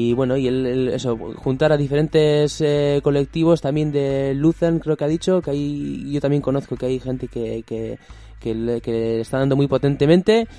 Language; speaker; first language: Spanish; native; Spanish